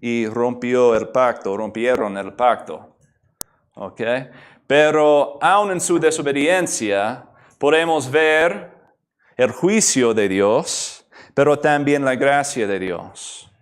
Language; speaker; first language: Spanish; non-native, fluent; English